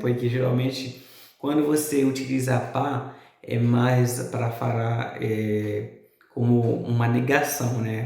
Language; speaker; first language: Portuguese; non-native, fluent; Haitian Creole